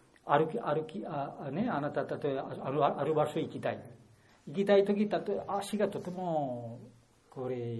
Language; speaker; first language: Japanese; non-native, learner; Bangla